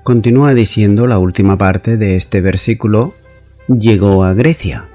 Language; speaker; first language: Spanish; native; Spanish